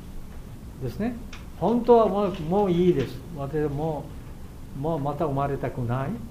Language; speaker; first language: Japanese; non-native, learner; Bangla